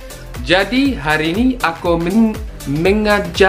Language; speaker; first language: Indonesian; non-native, learner; English